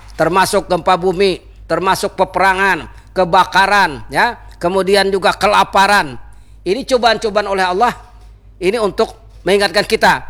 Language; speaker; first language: Malay; non-native, local second language; Banjar